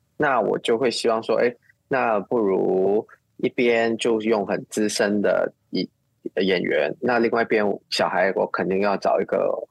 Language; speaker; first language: Chinese; native; Chinese